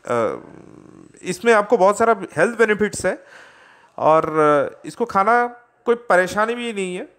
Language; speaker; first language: Hindi; non-native, local second language; Odia